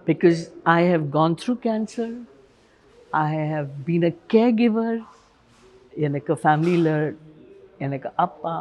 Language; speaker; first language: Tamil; non-native, learner; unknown